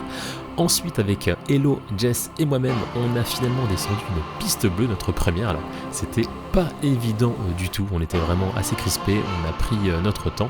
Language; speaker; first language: French; native; French